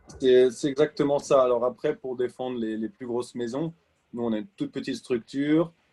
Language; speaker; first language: French; native; French